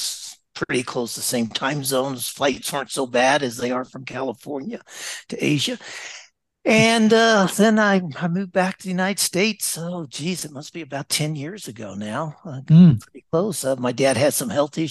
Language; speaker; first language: English; native; English